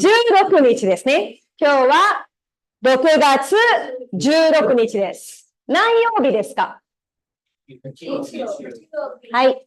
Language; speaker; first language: Japanese; non-native, fluent; Tamil